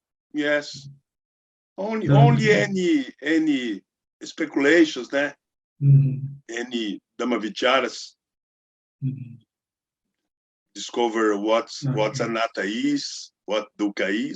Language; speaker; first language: English; non-native, learner; Portuguese